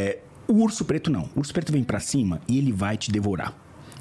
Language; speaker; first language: Portuguese; native; Portuguese